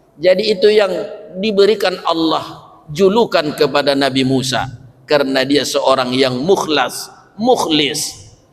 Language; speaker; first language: Malay; non-native, local second language; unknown